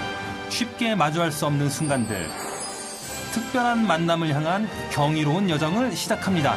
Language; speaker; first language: Korean; native; Korean